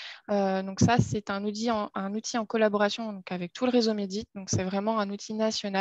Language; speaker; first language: French; native; French